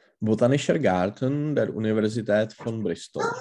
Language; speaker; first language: German; non-native, learner; Czech